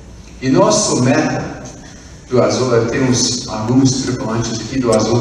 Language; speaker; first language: Portuguese; non-native, fluent; English